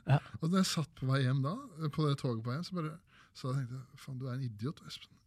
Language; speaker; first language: Norwegian; native; Norwegian